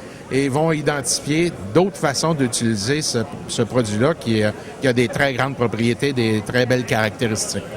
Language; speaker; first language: French; native; French